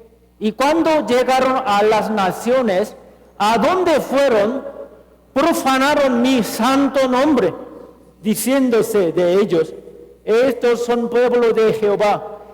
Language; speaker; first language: Spanish; non-native, fluent; Korean